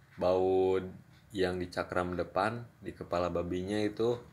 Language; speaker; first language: Indonesian; non-native, local second language; Sundanese